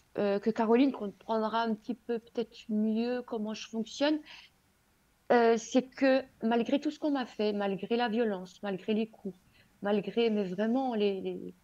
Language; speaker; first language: French; native; French